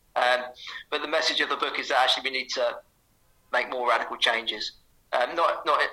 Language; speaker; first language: English; native; English